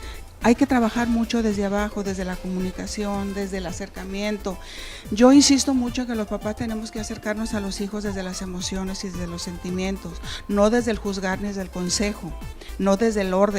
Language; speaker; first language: Spanish; native; Spanish